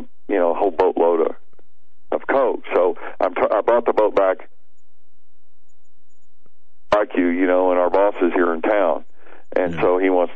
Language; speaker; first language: English; native; English